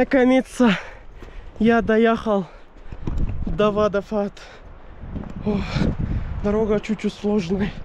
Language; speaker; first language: Russian; non-native, learner; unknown